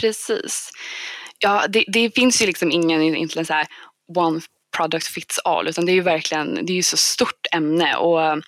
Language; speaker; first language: Swedish; native; Swedish